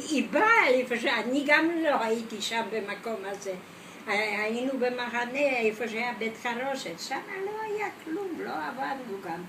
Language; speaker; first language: Hebrew; non-native, fluent; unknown